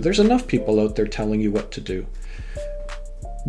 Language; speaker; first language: English; native; English